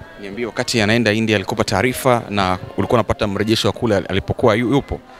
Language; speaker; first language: Swahili; native; Swahili